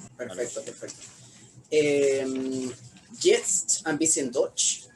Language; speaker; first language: German; non-native, learner; Spanish